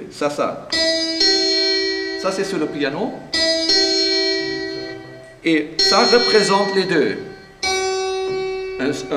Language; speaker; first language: French; non-native, fluent; German